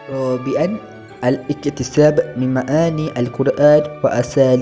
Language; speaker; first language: Arabic; non-native, learner; Malay